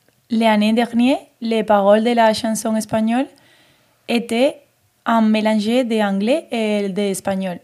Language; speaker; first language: French; non-native, learner; Spanish